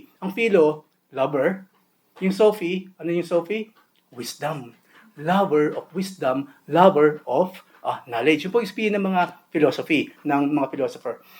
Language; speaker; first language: Filipino; native; Filipino